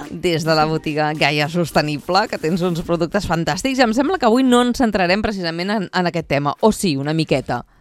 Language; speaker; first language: Catalan; native; Catalan